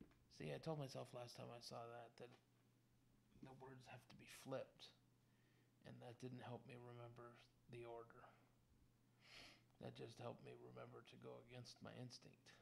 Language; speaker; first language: English; native; English